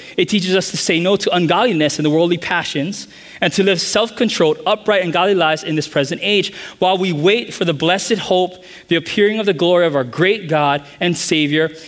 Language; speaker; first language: English; native; English